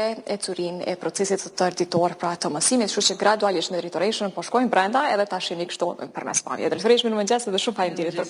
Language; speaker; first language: Albanian; native; Albanian